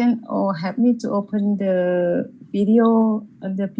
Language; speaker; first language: English; non-native, learner; Vietnamese